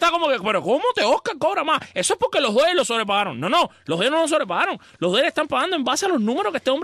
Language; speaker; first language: Spanish; native; Spanish